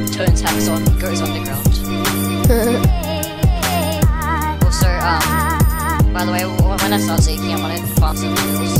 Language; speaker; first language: English; native; English